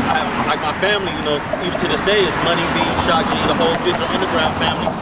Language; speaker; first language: English; native; English